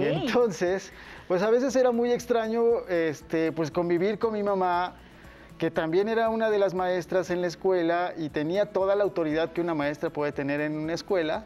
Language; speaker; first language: Spanish; native; Spanish